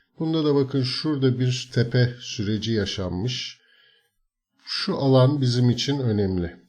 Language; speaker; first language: Turkish; native; Turkish